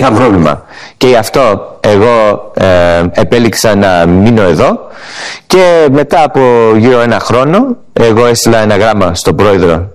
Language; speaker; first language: Greek; early bilingual, heritage; Greek